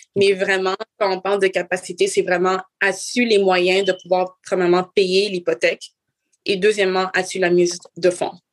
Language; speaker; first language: French; native; French